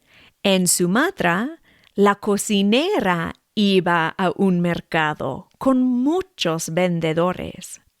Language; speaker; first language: Spanish; non-native, fluent; English